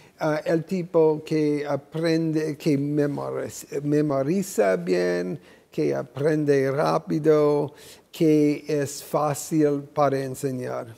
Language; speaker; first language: Spanish; non-native, fluent; English